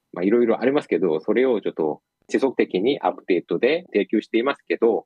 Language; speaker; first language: Japanese; non-native, fluent; Korean